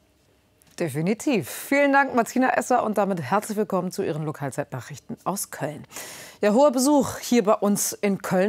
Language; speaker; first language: German; native; German